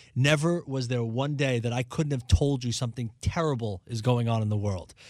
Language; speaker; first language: English; native; English